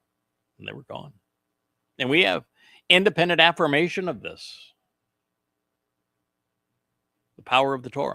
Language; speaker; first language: English; native; English